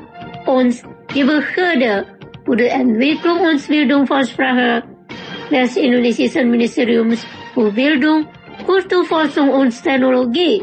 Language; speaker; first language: German; non-native, fluent; Indonesian